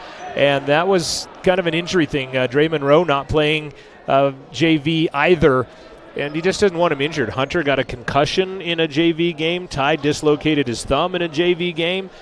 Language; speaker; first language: English; native; English